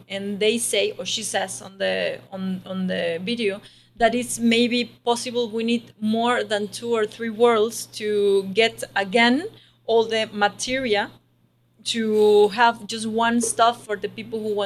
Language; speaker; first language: English; non-native, learner; Spanish